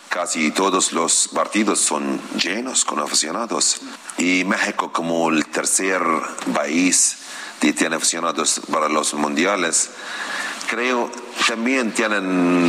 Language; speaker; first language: Spanish; non-native, learner; Arabic